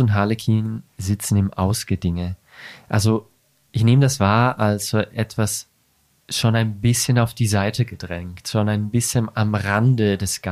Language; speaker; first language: German; native; German